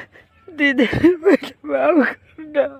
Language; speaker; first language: Hindi; native; Hindi